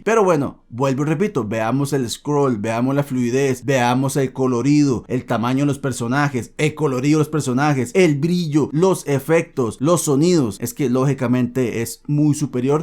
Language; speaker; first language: Spanish; native; Spanish